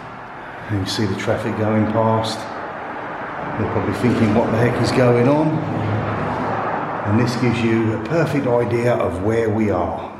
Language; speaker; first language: English; native; English